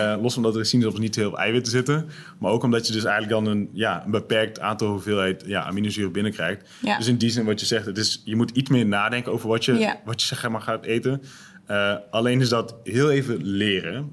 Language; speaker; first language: Dutch; native; Dutch